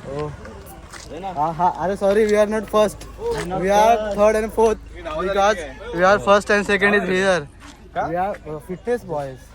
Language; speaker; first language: English; non-native, local second language; Marathi